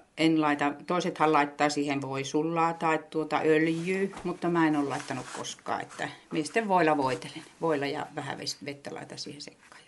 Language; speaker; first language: Finnish; native; Finnish